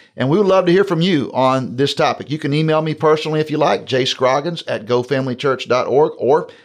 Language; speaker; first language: English; native; English